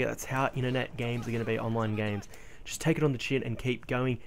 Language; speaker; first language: English; native; English